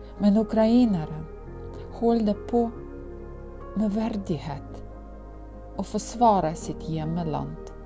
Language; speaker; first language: Norwegian; non-native, fluent; Ukrainian